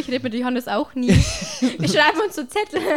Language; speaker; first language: German; native; German